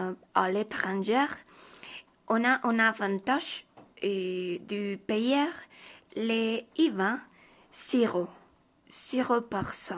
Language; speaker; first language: French; non-native, learner; Spanish